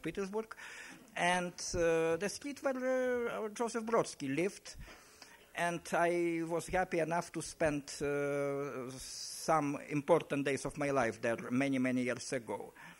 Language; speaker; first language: English; non-native, fluent; Lithuanian